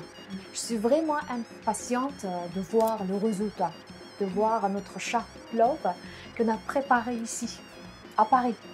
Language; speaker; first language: French; non-native, fluent; Azerbaijani